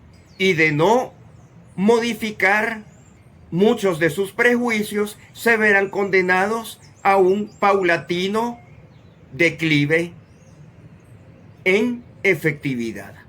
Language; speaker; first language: Spanish; native; Spanish